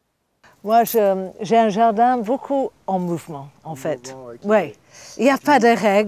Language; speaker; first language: French; non-native, fluent; English